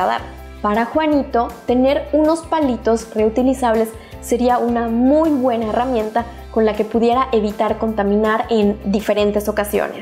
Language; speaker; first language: Spanish; native; Spanish